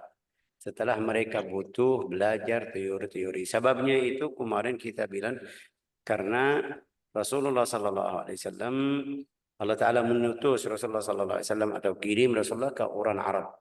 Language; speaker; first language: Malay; non-native, fluent; Arabic